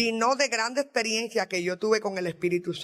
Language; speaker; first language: Spanish; native; Spanish